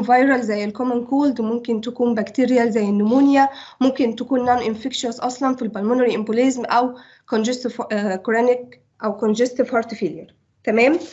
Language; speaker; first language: Arabic; native; Arabic